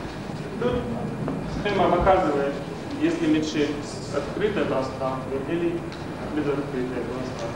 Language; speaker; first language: Russian; non-native, learner; Arabic